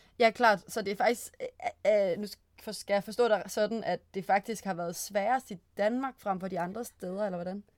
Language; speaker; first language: Danish; native; Danish